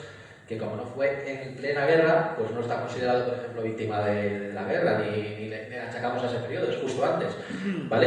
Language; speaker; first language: Spanish; native; Spanish